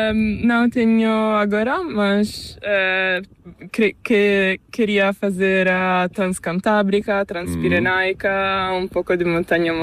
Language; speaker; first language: Spanish; non-native, learner; Italian